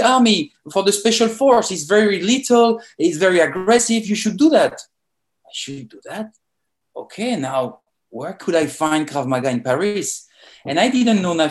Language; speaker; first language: English; non-native, fluent; French